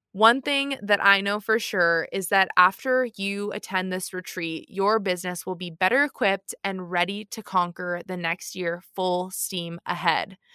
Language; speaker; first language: English; native; English